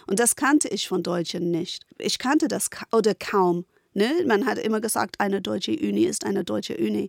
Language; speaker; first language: German; non-native, fluent; English